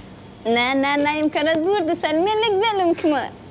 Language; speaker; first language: Persian; native; Persian